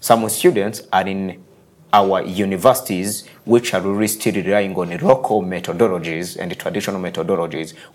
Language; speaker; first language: English; non-native, local second language; Kinyarwanda